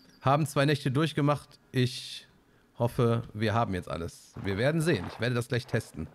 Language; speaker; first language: German; native; German